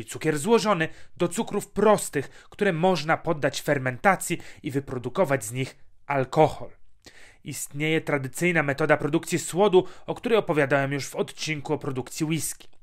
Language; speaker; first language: Polish; native; Polish